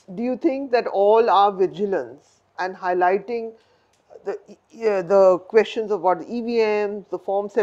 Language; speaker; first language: English; non-native, local second language; Hindi